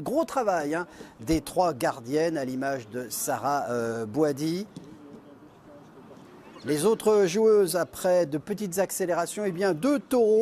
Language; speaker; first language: French; native; French